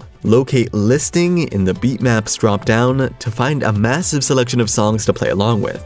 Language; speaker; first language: English; native; English